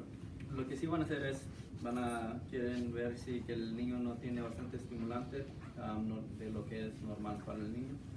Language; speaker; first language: Spanish; non-native, learner; English